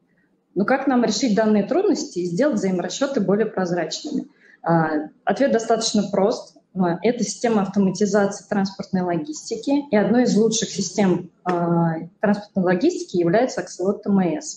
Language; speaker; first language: Russian; native; Russian